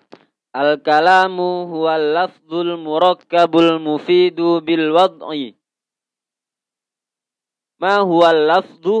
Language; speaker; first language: Arabic; non-native, learner; Indonesian